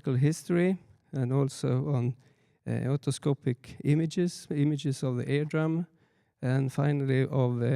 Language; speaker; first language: English; non-native, fluent; Swedish